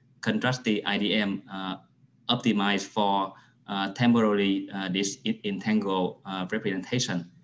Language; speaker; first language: English; non-native, fluent; Vietnamese